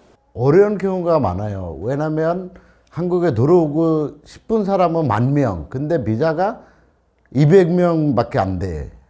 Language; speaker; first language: Korean; non-native, learner; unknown